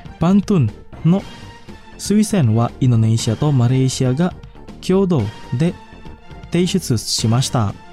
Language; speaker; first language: Japanese; non-native, fluent; Indonesian